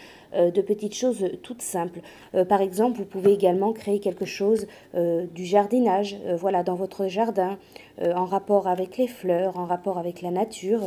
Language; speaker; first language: French; native; French